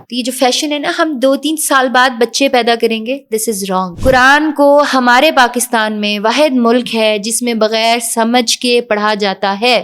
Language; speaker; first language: Urdu; native; Urdu